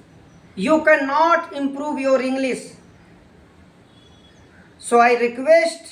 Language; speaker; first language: English; non-native, learner; Hindi